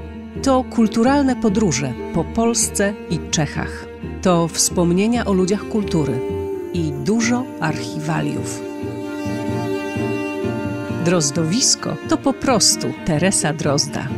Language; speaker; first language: Polish; native; Polish